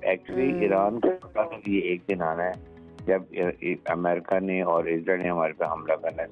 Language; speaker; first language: Urdu; non-native, local second language; Punjabi